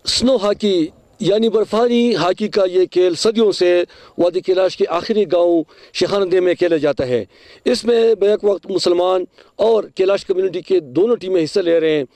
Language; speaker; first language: Urdu; non-native, local second language; Khowar